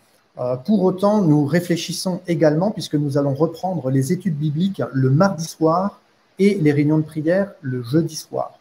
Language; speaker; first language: French; native; French